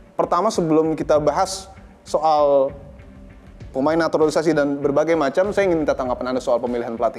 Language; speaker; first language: Indonesian; native; Indonesian